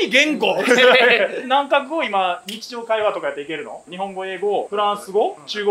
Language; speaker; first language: Japanese; native; Japanese